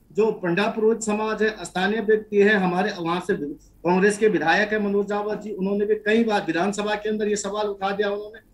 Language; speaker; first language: Hindi; native; Hindi